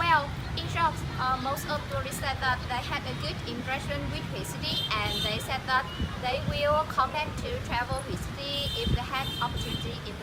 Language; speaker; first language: English; non-native, learner; Vietnamese